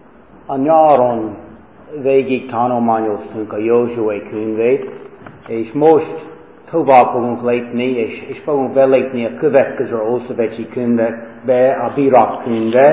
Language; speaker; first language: Hungarian; non-native, fluent; English